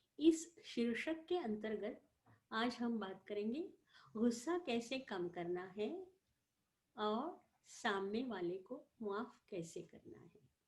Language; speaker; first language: Hindi; non-native, local second language; Marathi